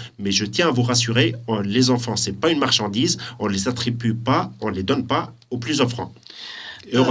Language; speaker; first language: French; native; French